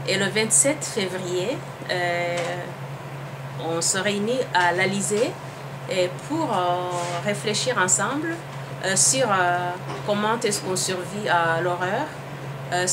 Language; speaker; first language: French; non-native, local second language; Kinyarwanda